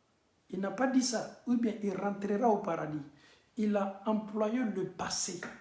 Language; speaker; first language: French; non-native, local second language; Bambara